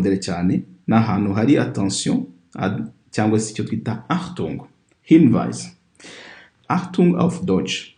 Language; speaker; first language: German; non-native, fluent; Kinyarwanda